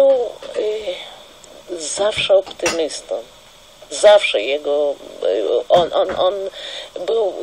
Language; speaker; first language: Polish; non-native, fluent; Russian